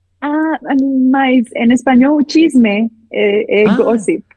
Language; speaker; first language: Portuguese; non-native, learner; Spanish